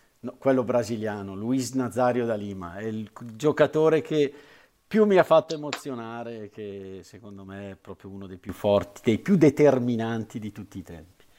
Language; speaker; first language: Italian; native; Italian